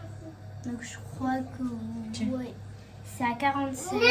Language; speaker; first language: French; native; French